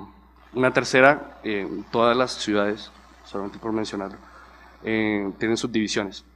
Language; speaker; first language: Spanish; native; Spanish